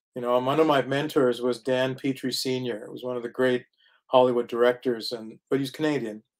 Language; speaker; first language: English; native; English